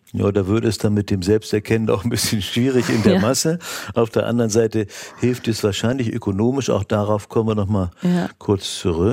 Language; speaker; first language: German; native; German